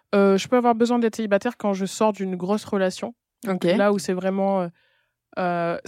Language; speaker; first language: French; native; French